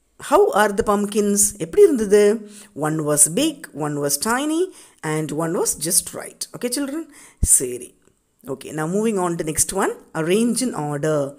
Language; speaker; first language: English; non-native, local second language; Tamil